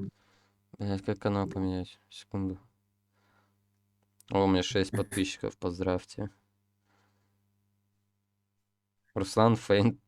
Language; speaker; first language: Russian; native; Russian